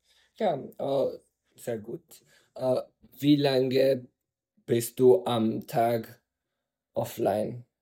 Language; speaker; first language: German; non-native, learner; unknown